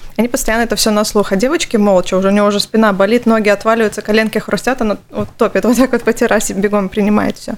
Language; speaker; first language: Russian; native; Russian